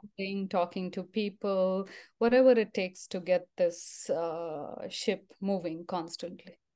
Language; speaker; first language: English; non-native, local second language; Marathi